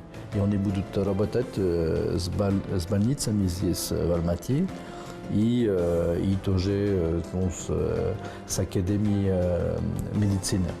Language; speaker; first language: Russian; non-native, fluent; French